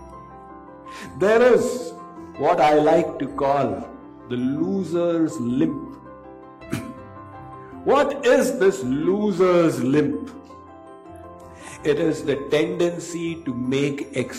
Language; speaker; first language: English; non-native, local second language; Hindi